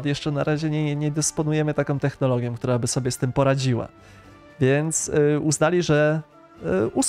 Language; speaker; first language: Polish; native; Polish